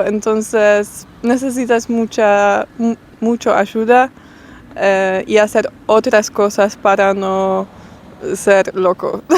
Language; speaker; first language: Spanish; non-native, learner; Polish